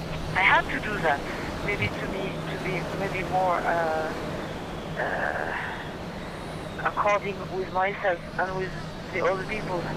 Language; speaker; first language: English; non-native, learner; French